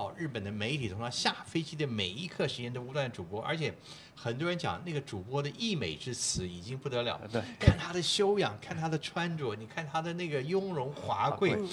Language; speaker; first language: Chinese; native; Chinese